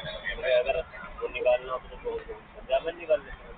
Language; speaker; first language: Hindi; native; Hindi